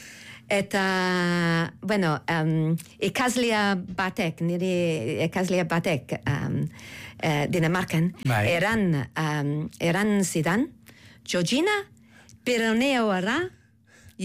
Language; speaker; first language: Basque; non-native, learner; English